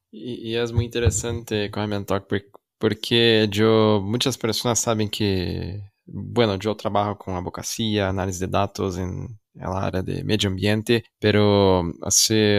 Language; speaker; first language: Spanish; non-native, learner; Portuguese